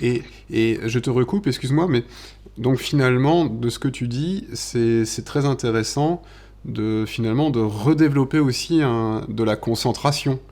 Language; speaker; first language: French; native; French